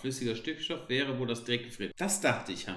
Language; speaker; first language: German; native; German